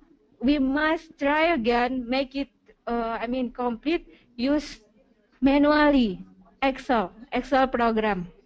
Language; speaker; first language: English; non-native, learner; Indonesian